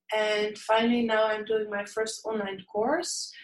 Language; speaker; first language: English; non-native, fluent; Dutch